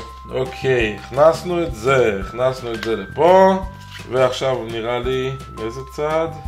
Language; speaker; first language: Hebrew; native; Hebrew